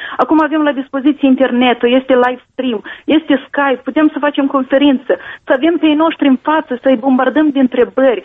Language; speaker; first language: Romanian; native; Romanian